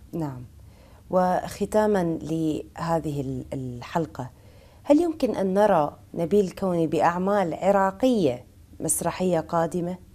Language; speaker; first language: Arabic; native; Arabic